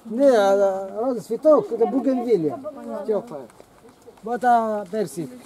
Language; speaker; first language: Russian; non-native, learner; Arabic